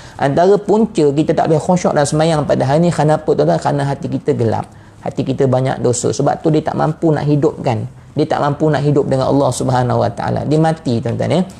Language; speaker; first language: Malay; native; Malay